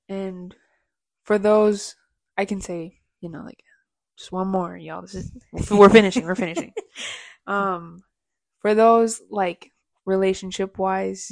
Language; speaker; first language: English; early bilingual, other home language; Spanish